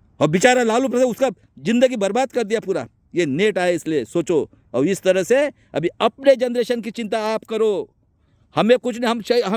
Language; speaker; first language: Hindi; non-native, local second language; Marathi